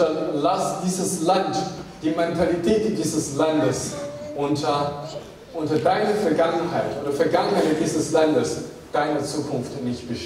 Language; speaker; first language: German; non-native, fluent; Chinese